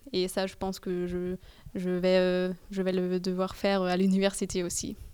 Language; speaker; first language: French; non-native, fluent; German